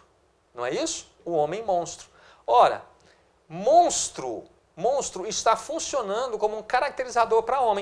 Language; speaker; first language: Portuguese; native; Portuguese